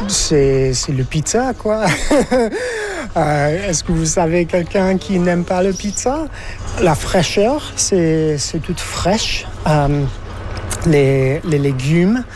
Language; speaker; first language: French; non-native, fluent; English